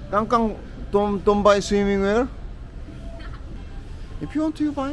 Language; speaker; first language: English; non-native, learner; Korean